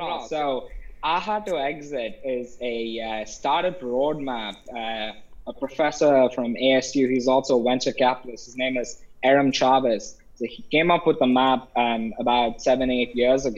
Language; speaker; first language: English; non-native, local second language; Tamil